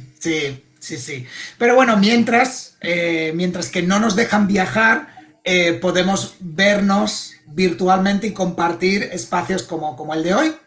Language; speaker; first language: Spanish; native; Spanish